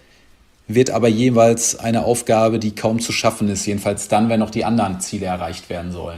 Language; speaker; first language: German; native; German